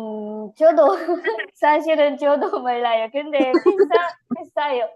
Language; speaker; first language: Korean; non-native, learner; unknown